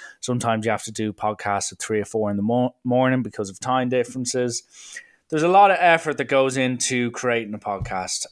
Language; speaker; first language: English; native; English